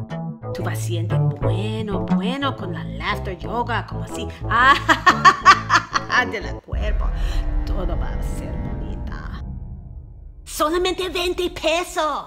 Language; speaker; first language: Spanish; non-native, learner; English